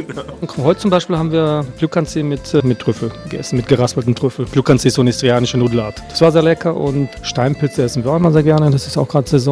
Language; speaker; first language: German; early bilingual, other home language; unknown